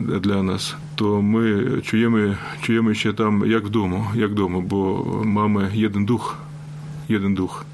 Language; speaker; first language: Polish; non-native, learner; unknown